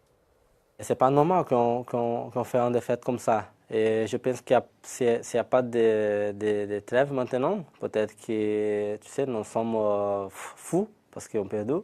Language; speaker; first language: French; non-native, learner; Portuguese